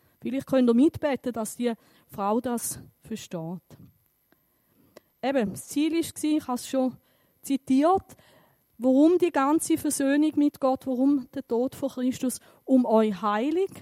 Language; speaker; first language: German; native; German